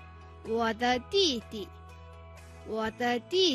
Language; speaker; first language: Chinese; non-native, fluent; Mongolian